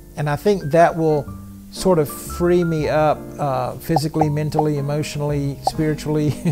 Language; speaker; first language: English; native; English